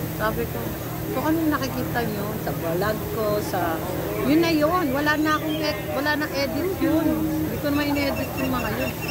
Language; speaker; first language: Filipino; native; Filipino